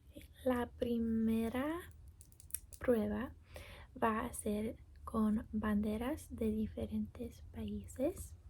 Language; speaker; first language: Spanish; non-native, learner; English